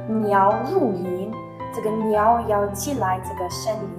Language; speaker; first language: Chinese; non-native, learner; Ukrainian